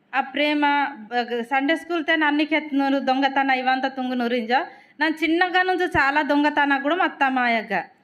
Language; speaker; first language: Telugu; non-native, local second language; Koya